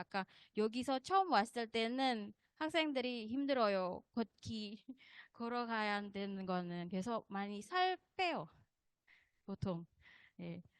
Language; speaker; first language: Korean; non-native, fluent; Indonesian